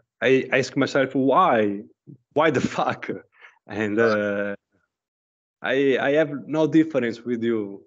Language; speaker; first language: English; non-native, learner; Italian